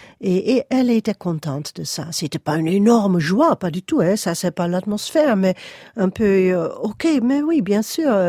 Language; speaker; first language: French; non-native, fluent; Dutch